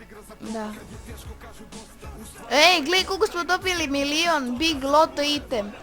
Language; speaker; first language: Croatian; native; Croatian